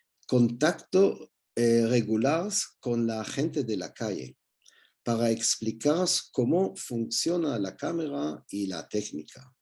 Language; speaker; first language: Spanish; non-native, learner; Hebrew